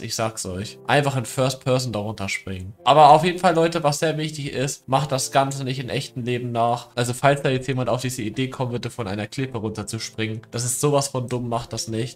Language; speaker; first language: German; native; German